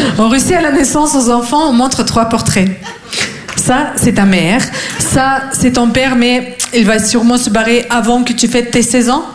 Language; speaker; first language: French; non-native, fluent; Russian